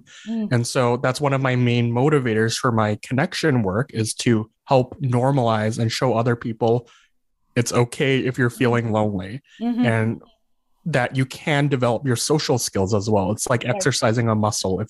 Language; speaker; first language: English; native; English